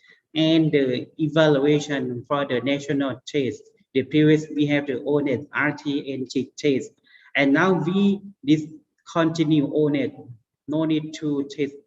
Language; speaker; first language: English; non-native, learner; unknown